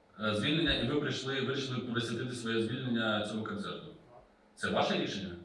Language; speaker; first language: Ukrainian; non-native, local second language; Russian